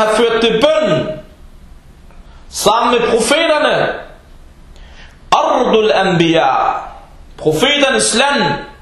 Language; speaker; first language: Danish; non-native, fluent; Arabic